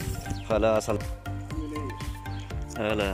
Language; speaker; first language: Arabic; non-native, learner; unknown